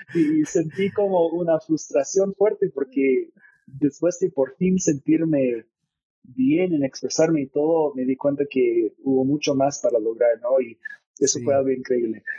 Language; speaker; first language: Spanish; non-native, fluent; English